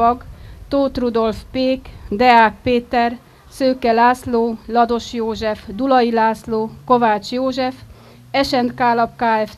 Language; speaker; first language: Hungarian; native; Hungarian